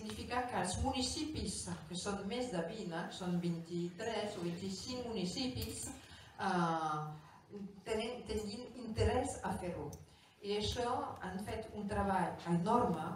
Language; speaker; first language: Catalan; non-native, local second language; French